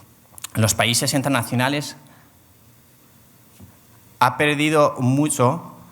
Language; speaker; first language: Spanish; non-native, fluent; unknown